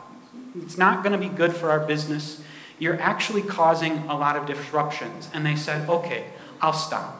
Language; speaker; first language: English; native; English